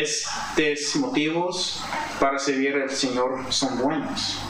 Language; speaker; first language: Spanish; non-native, fluent; English